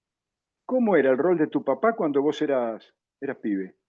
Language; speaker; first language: Spanish; native; Spanish